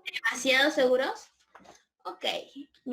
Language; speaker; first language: Spanish; native; Spanish